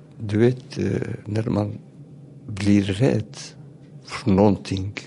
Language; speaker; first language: Swedish; non-native, learner; Turoyo